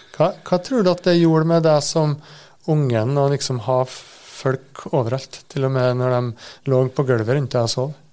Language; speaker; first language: Norwegian; native; Norwegian